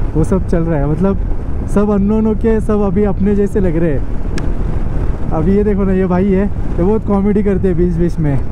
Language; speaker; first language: Hindi; non-native, local second language; Marathi